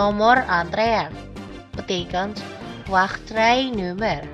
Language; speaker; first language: Dutch; non-native, fluent; Indonesian